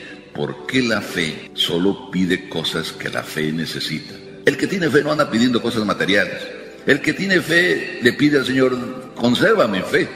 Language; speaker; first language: Spanish; native; Spanish